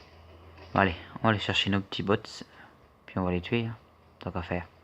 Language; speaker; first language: French; native; French